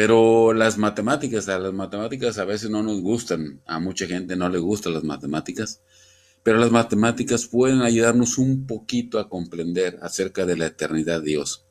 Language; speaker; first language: Spanish; native; Spanish